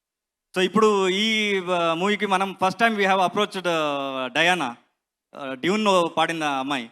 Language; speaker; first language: Telugu; non-native, learner; Kannada